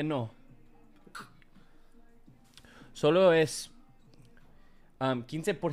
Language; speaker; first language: Spanish; non-native, learner; English